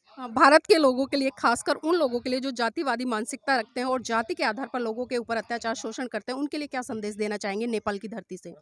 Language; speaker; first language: Hindi; native; Hindi